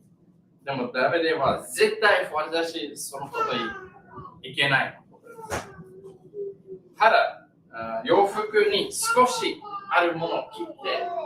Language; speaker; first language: Japanese; non-native, learner; English